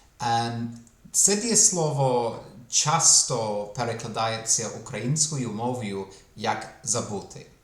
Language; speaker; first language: Ukrainian; non-native, fluent; English